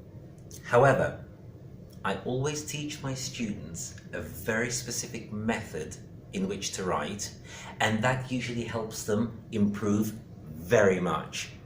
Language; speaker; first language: English; non-native, fluent; Greek